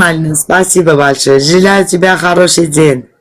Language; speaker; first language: Russian; non-native, learner; Armenian